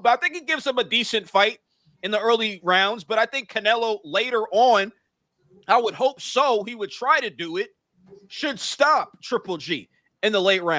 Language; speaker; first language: English; native; English